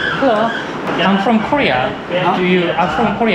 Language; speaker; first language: English; non-native, learner; Korean